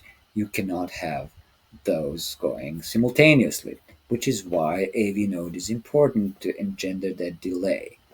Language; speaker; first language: English; non-native, fluent; Serbian